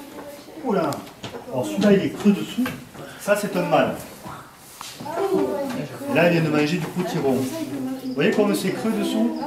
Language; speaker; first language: French; native; French